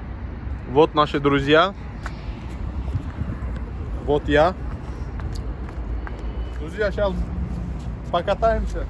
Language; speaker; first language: Russian; non-native, fluent; Turkish